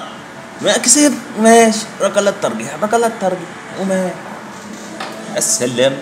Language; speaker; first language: Arabic; native; Arabic